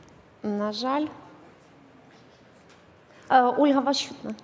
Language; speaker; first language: Ukrainian; native; Ukrainian